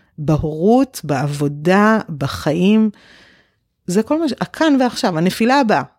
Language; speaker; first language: Hebrew; early bilingual, other home language; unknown